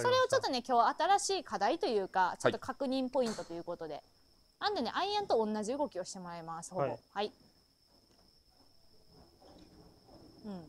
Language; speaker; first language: Japanese; native; Japanese